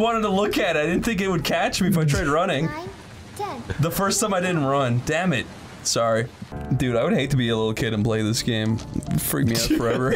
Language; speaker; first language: English; native; English